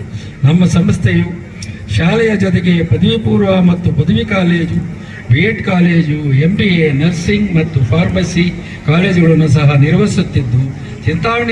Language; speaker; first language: Kannada; native; Kannada